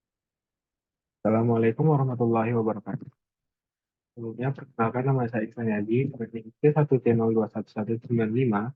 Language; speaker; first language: Indonesian; native; Indonesian